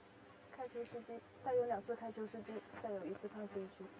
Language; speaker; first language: Chinese; native; Chinese